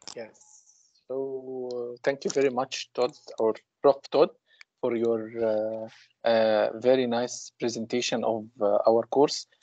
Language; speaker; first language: English; non-native, fluent; Ukrainian